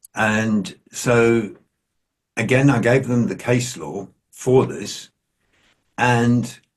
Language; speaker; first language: English; native; English